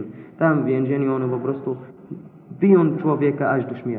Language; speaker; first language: Polish; non-native, learner; Arabic